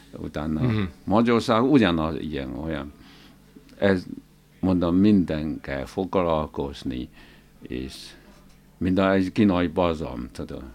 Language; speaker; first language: Hungarian; non-native, learner; Chinese